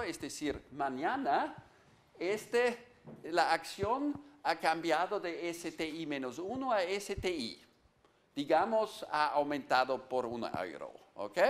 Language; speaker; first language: Spanish; non-native, fluent; German